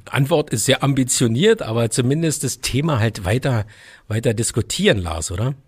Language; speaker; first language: German; native; German